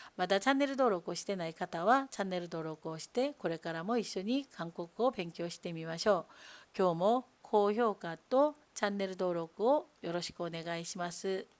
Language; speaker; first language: Japanese; non-native, fluent; Korean